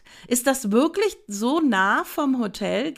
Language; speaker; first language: German; native; German